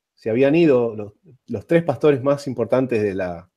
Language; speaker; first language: Spanish; native; Spanish